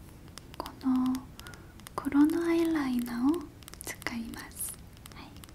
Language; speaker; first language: Japanese; non-native, fluent; Korean